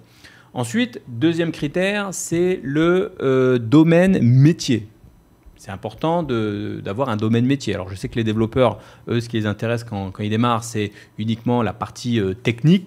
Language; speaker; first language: French; native; French